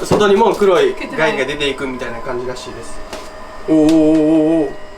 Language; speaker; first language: Japanese; native; Japanese